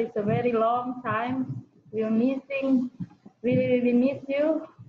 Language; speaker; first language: English; non-native, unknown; Indonesian